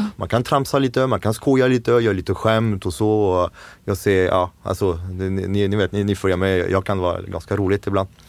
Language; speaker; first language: Swedish; non-native, fluent; French